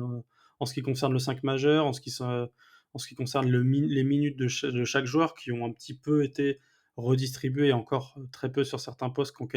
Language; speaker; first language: French; native; French